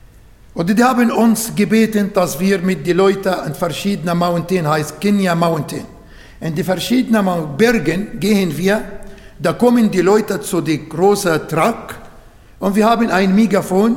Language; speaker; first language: German; non-native, learner; Arabic